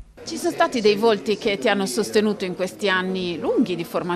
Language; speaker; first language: Italian; native; Italian